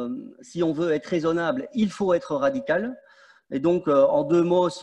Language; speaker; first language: French; native; French